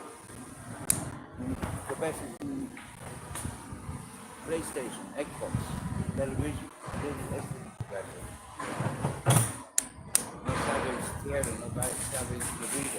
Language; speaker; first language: Spanish; non-native, learner; English